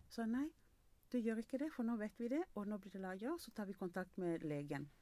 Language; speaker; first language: Norwegian; non-native, fluent; Spanish